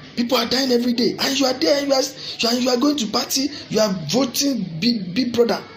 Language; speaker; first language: English; non-native, local second language; Yoruba